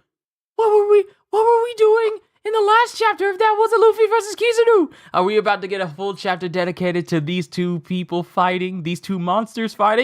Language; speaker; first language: English; native; English